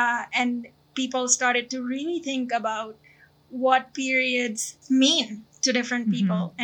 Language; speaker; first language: English; non-native, local second language; Gujarati